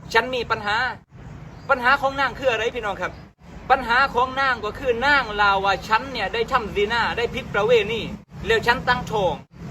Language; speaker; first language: Thai; non-native, local second language; Malay